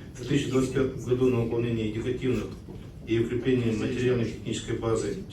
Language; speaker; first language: Russian; non-native, local second language; Kazakh